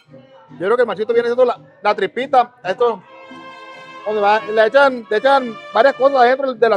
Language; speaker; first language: Spanish; native; Spanish